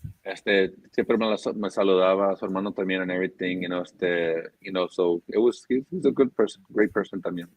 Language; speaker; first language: Spanish; early bilingual, other home language; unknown